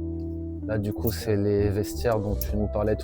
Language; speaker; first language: French; native; French